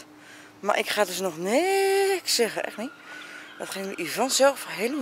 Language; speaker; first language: Dutch; native; Dutch